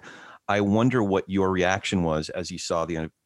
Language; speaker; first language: English; native; English